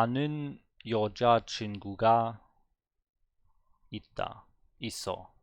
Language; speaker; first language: Korean; non-native, learner; German